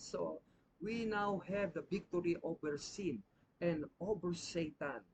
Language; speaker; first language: English; non-native, local second language; Filipino